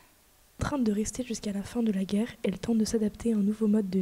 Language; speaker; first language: French; native; French